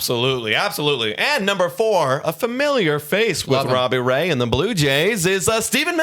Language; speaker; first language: English; native; English